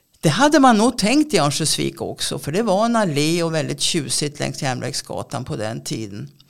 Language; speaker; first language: Swedish; native; Swedish